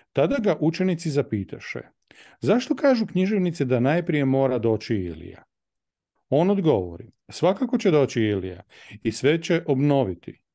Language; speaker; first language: Croatian; native; Croatian